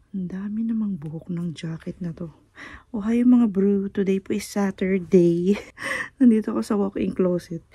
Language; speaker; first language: Filipino; native; Filipino